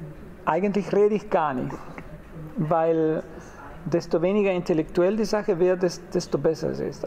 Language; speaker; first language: German; non-native, fluent; Spanish